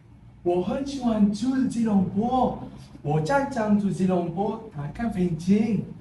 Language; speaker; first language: Chinese; non-native, learner; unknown